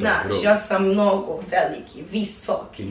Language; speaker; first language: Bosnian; non-native, learner; English